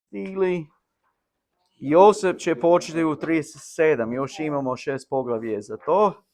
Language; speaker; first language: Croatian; non-native, learner; English